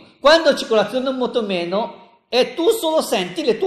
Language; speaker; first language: Italian; non-native, learner; Chinese